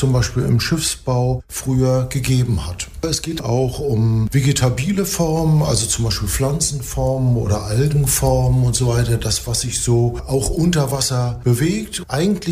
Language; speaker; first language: German; native; German